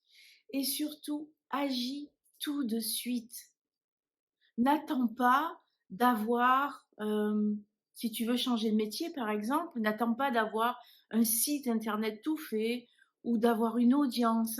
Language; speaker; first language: French; native; French